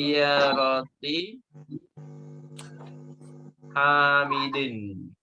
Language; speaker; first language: Arabic; non-native, fluent; Indonesian